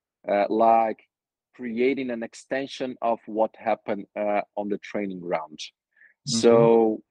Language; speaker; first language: English; non-native, fluent; Portuguese